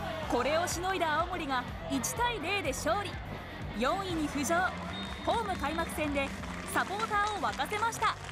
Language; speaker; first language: Japanese; native; Japanese